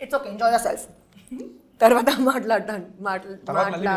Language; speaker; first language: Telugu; non-native, local second language; Hindi